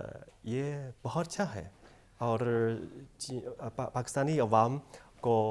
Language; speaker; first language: Hindi; non-native, fluent; Chinese